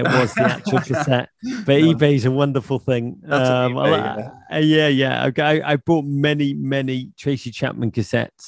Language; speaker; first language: English; native; English